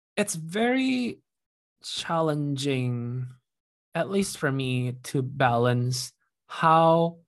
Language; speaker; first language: English; non-native, fluent; Indonesian